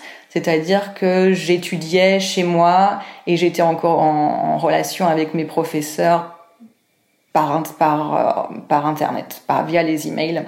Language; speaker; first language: French; native; French